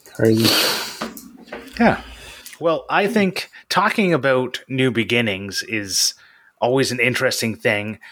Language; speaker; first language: English; native; English